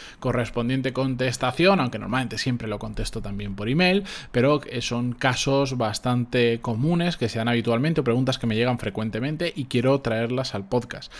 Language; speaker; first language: Spanish; native; Spanish